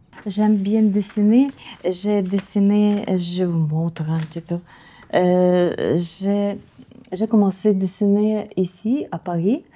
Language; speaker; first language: French; non-native, learner; Ukrainian